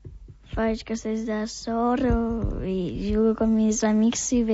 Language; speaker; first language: Catalan; non-native, learner; Portuguese